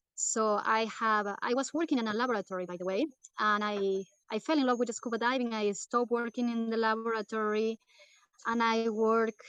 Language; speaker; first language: English; non-native, fluent; Portuguese